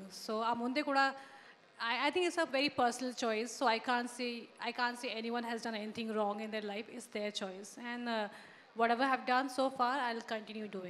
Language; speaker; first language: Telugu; non-native, learner; Hindi